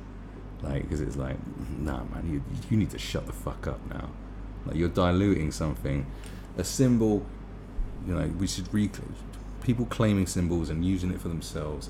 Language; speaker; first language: English; native; English